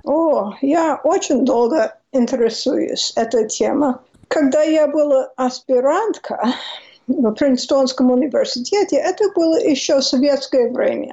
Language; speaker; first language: Russian; non-native, fluent; English